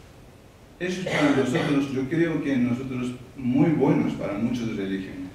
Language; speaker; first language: Spanish; non-native, learner; Tibetan